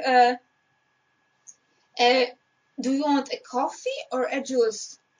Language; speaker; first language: English; non-native, learner; Polish